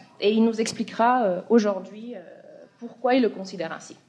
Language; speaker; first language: French; native; French